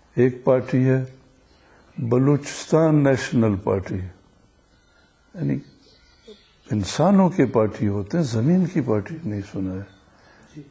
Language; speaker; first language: Urdu; non-native, local second language; Baluchi